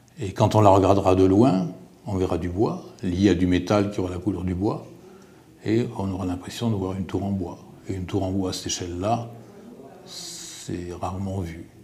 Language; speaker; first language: French; native; French